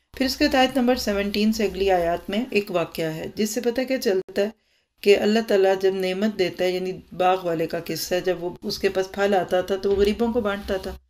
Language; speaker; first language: Urdu; native; Urdu